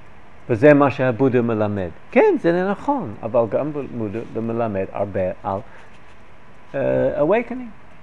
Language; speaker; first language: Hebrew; non-native, fluent; English